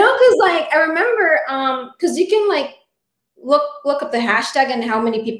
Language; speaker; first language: English; non-native, local second language; Filipino